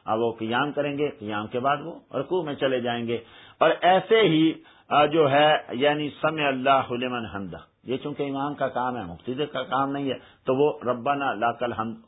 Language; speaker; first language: Urdu; native; Urdu